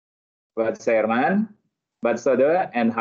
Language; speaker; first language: Swedish; non-native, learner; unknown